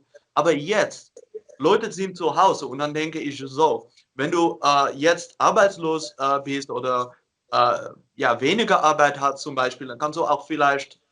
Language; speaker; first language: German; non-native, learner; Dutch